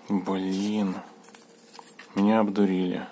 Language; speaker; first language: Russian; native; Russian